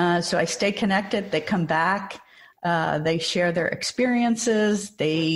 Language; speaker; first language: English; native; English